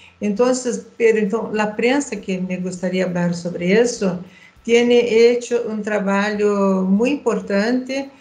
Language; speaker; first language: Spanish; non-native, learner; Portuguese